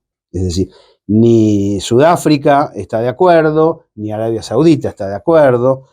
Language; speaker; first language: Spanish; native; Spanish